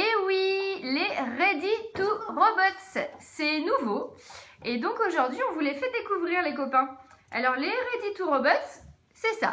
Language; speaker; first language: French; native; French